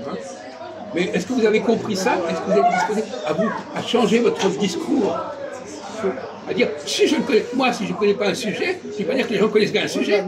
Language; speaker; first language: French; native; French